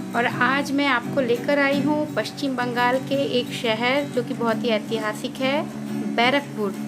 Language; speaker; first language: Hindi; non-native, local second language; Bangla